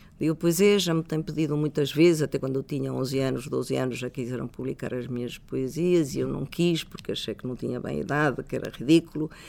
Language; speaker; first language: Portuguese; non-native, fluent; Spanish